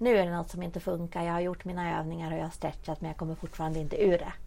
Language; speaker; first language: Swedish; native; Swedish